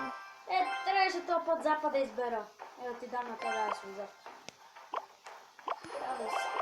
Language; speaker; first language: Bulgarian; native; Bulgarian